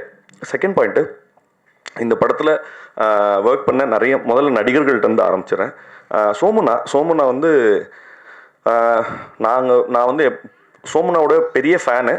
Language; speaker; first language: Tamil; native; Tamil